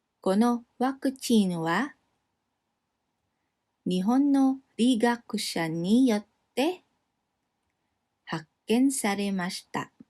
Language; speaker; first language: Japanese; non-native, fluent; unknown